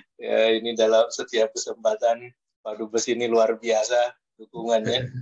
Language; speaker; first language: Indonesian; native; Indonesian